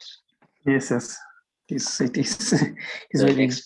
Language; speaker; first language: English; non-native, learner; Sinhala